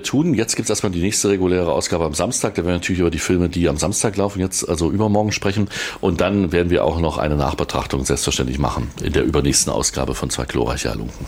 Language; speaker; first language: German; native; German